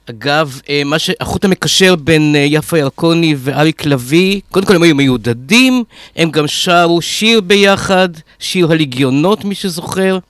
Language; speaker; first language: Hebrew; native; Hebrew